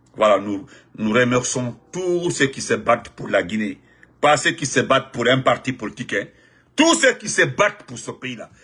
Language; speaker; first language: French; non-native, local second language; Fula